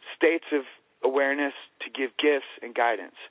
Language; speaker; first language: English; native; English